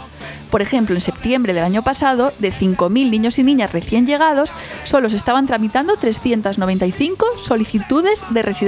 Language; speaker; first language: Spanish; native; Spanish